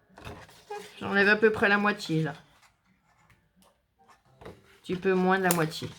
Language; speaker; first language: French; native; French